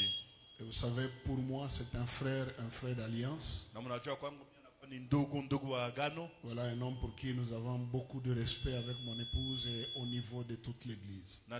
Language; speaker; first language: French; non-native, local second language; Swahili